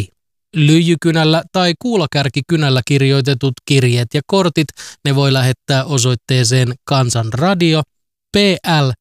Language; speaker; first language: Finnish; native; Finnish